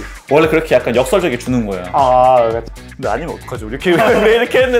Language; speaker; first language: Korean; native; Korean